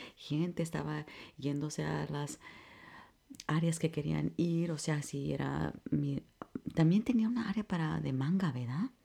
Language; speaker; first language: Spanish; early bilingual, heritage; Spanish